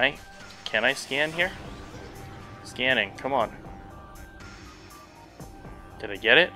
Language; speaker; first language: English; native; English